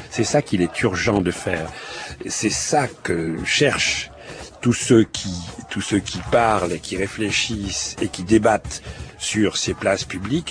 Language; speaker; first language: French; native; French